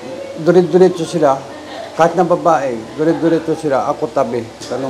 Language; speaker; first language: Filipino; non-native, learner; Japanese